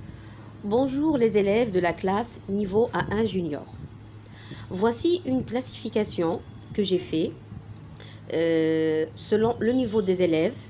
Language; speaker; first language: French; non-native, fluent; Arabic